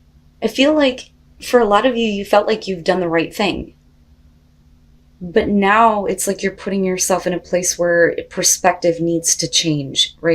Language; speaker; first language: English; native; English